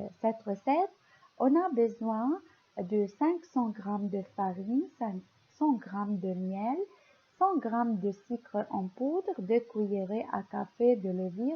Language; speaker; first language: French; non-native, local second language; Arabic